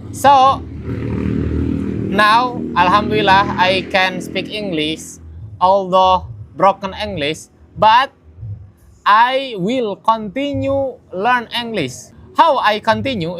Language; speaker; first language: English; non-native, learner; Indonesian